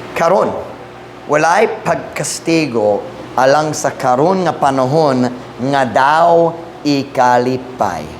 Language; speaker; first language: Cebuano; non-native, fluent; English